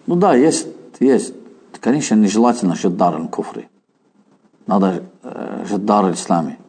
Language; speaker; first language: Russian; non-native, fluent; Azerbaijani